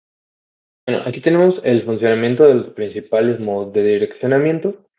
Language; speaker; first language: Spanish; native; Spanish